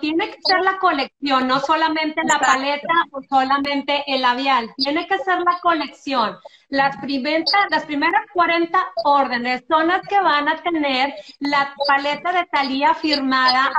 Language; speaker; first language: Spanish; native; Spanish